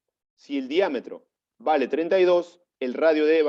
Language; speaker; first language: Spanish; native; Spanish